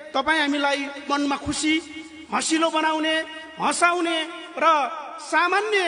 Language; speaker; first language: Nepali; non-native, local second language; Eastern Tamang